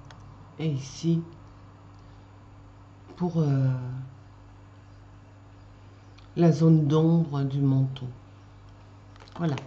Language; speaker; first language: French; native; French